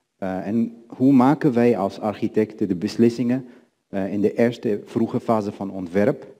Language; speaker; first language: Dutch; non-native, fluent; Arabic